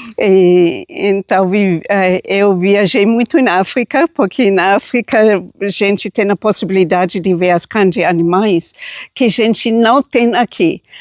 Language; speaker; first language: Portuguese; non-native, fluent; German